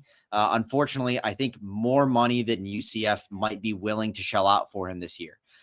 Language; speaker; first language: English; native; English